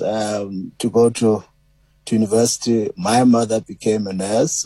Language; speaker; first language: English; non-native, local second language; Xhosa